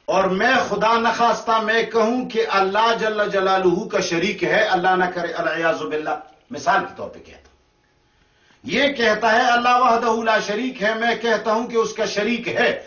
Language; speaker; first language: Urdu; non-native, local second language; Pashto